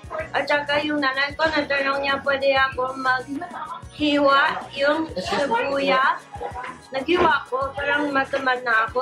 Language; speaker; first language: Filipino; early bilingual, heritage; English